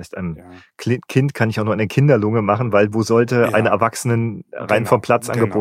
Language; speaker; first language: German; native; German